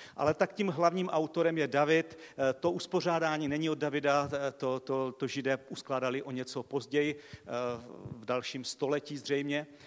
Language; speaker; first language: Czech; native; Czech